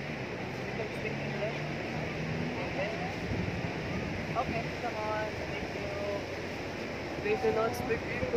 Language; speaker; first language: English; non-native, fluent; Filipino